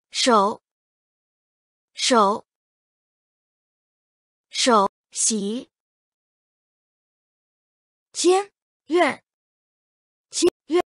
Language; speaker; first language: Chinese; non-native, learner; English